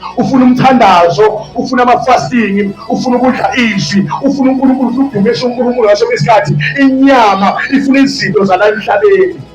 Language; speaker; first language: Zulu; native; Zulu